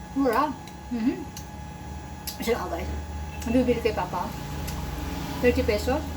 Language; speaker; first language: Filipino; non-native, local second language; Bikol